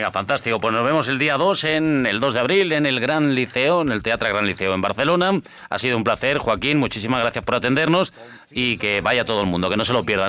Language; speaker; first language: Spanish; native; Spanish